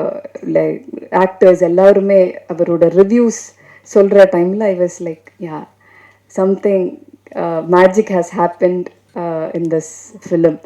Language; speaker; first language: Tamil; non-native, fluent; Malayalam